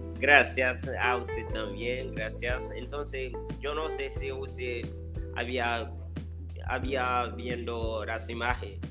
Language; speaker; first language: Spanish; non-native, learner; Haitian Creole